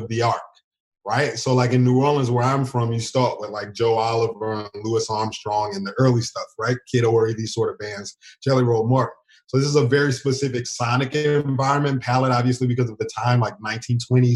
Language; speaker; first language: English; native; English